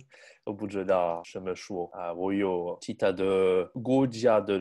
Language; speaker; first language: Chinese; non-native, learner; French